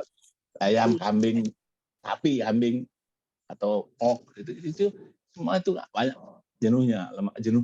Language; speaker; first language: Malay; native; Malay